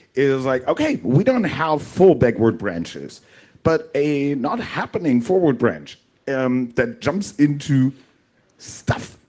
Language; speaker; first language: English; non-native, fluent; German